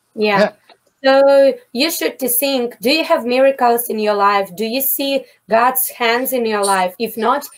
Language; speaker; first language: English; non-native, fluent; Ukrainian